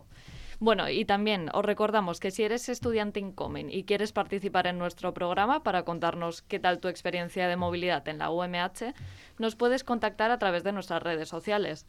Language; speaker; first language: Spanish; native; Spanish